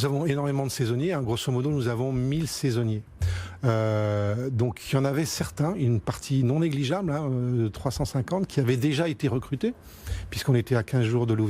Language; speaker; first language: French; native; French